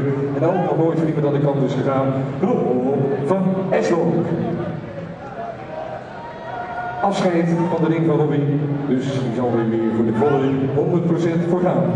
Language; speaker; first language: Dutch; native; Dutch